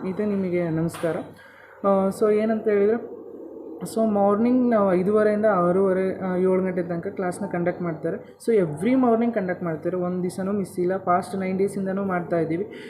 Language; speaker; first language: Kannada; native; Kannada